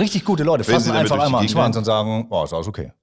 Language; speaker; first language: German; native; German